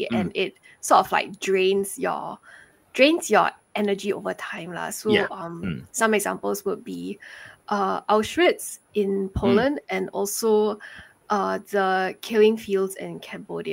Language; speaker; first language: English; early bilingual, other home language; Chinese